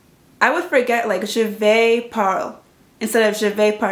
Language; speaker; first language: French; non-native, learner; English